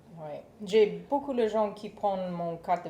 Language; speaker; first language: French; non-native, learner; English